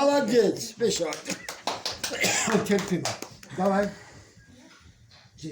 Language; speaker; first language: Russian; non-native, local second language; Tajik